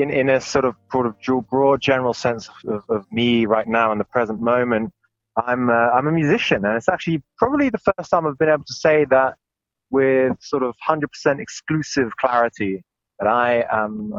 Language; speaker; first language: English; native; English